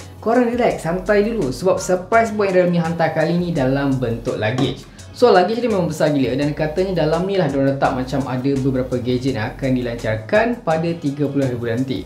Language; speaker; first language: Malay; native; Malay